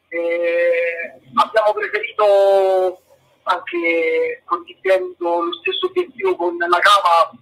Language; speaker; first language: Italian; native; Italian